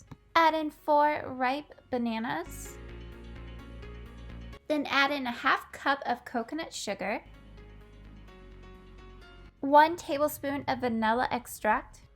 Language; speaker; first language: English; native; English